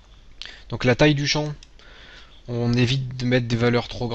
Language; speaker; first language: French; native; French